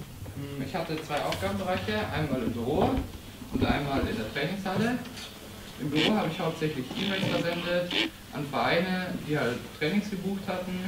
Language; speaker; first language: German; native; German